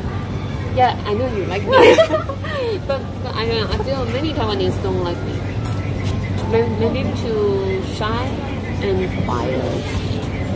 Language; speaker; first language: English; non-native, learner; Chinese